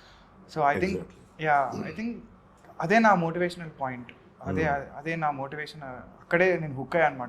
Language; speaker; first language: Telugu; native; Telugu